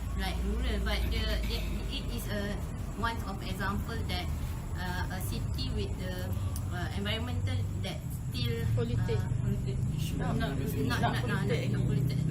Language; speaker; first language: English; non-native, local second language; Malay